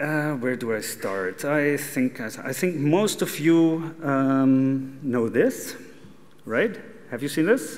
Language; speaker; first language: English; non-native, fluent; German